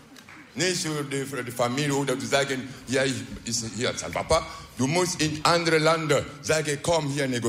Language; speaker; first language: Dutch; non-native, learner; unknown